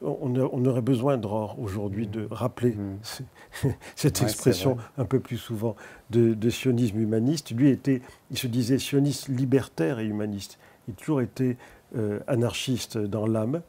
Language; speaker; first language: French; native; French